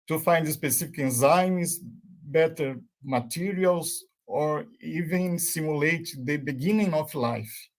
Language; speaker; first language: English; non-native, fluent; Portuguese